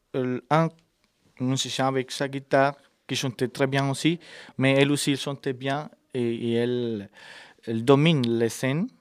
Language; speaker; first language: French; non-native, fluent; Spanish